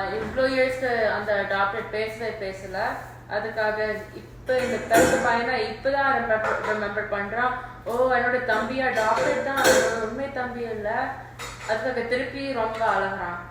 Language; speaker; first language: Tamil; early bilingual, heritage; Tamil